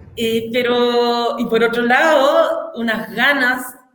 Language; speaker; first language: Spanish; native; Spanish